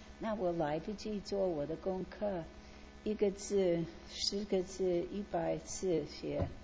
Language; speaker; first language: Chinese; non-native, fluent; English